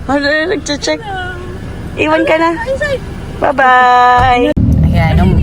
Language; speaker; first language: Filipino; native; Filipino